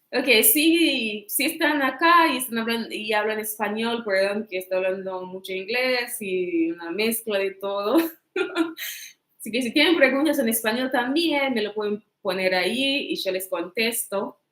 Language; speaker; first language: Spanish; non-native, fluent; English